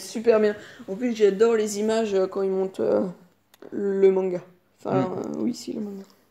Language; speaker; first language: French; native; French